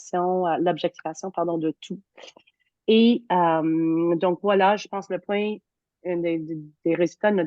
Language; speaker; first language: French; native; French